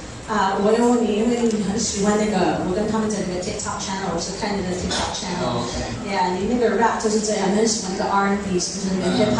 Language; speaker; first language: Chinese; early bilingual, heritage; Chinese